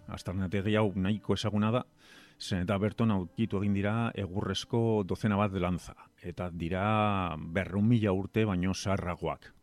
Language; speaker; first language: Basque; non-native, local second language; Spanish